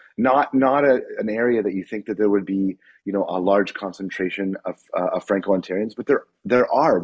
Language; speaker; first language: English; native; English